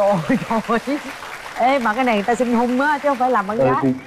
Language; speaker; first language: Vietnamese; native; Vietnamese